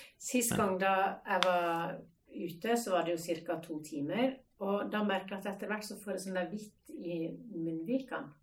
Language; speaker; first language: Norwegian; native; Norwegian